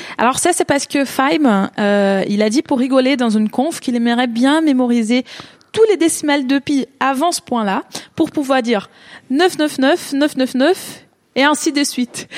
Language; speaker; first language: French; non-native, fluent; Portuguese